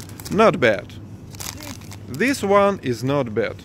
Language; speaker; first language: English; non-native, learner; Russian